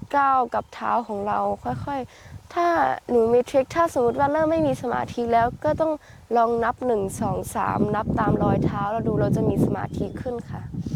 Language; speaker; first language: Thai; early bilingual, heritage; Thai